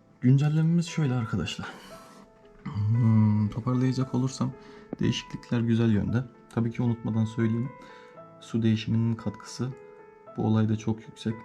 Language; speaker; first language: Turkish; native; Turkish